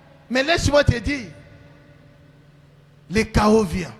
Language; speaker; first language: French; non-native, local second language; Lingala